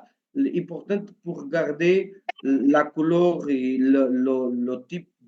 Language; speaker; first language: French; non-native, learner; Portuguese